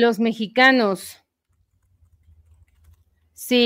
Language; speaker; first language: Spanish; native; Spanish